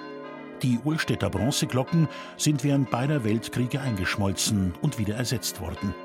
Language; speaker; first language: German; native; German